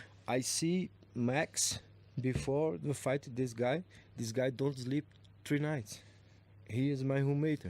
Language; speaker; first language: English; non-native, learner; Portuguese